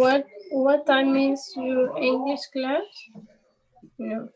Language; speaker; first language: English; non-native, learner; Spanish